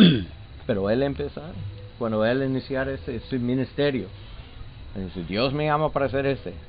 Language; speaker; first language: Spanish; non-native, learner; English